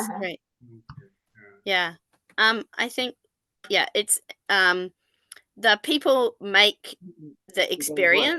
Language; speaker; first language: English; non-native, fluent; Japanese